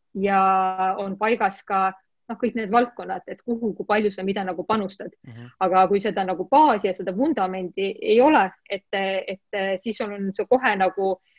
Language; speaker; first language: Estonian; non-native, local second language; Russian